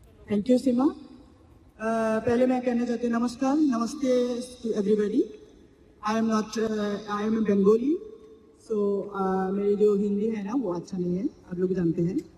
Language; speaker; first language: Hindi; non-native, learner; Bangla